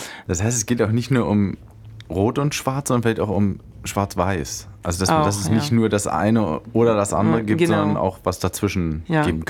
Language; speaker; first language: German; native; German